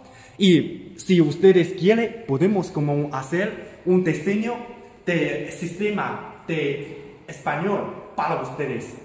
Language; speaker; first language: Spanish; non-native, learner; Chinese